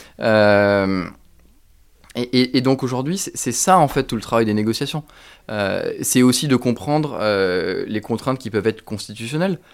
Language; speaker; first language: French; native; French